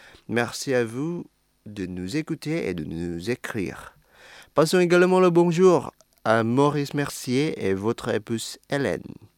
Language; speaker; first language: French; non-native, fluent; Indonesian